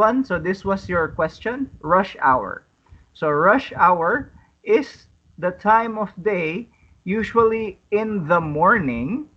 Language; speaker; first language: English; non-native, fluent; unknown